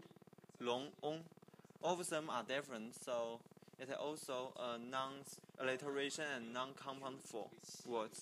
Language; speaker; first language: English; non-native, learner; Chinese